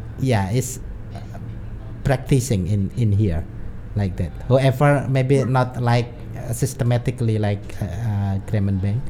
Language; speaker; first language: English; non-native, learner; Indonesian